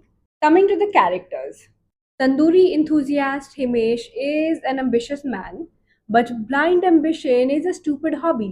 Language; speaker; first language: English; non-native, local second language; Hindi